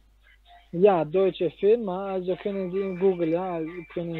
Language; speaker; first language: German; non-native, learner; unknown